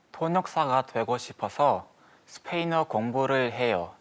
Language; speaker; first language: Korean; non-native, learner; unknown